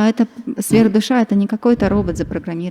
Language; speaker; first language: Russian; native; Russian